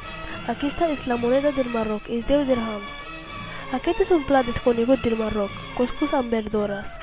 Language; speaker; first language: Catalan; early bilingual, other home language; Arabic